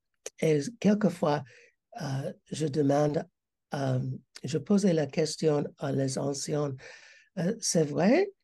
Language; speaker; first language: French; non-native, learner; English